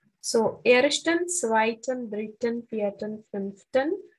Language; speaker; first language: German; non-native, fluent; Hindi